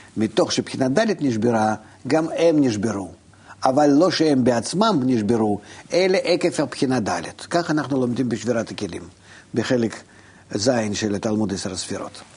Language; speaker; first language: Hebrew; non-native, fluent; Russian